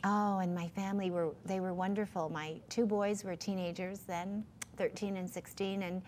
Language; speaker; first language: English; native; English